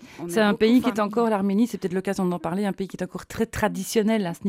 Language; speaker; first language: French; native; French